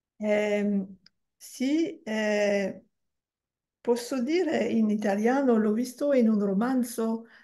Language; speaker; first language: Italian; non-native, learner; French